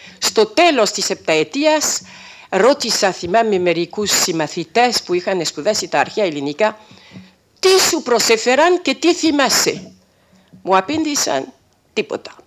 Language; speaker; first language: Greek; non-native, fluent; French